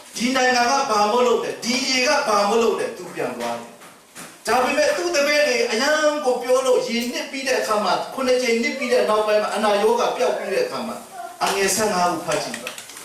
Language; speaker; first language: Burmese; non-native, local second language; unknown